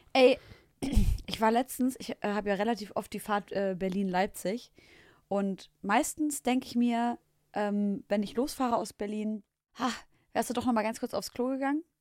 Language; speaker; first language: German; early bilingual, other home language; Arabic